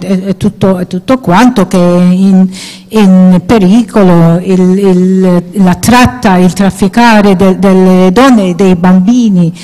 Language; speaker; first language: Italian; non-native, fluent; Maltese